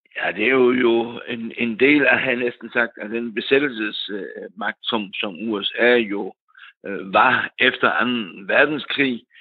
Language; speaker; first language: Danish; non-native, local second language; German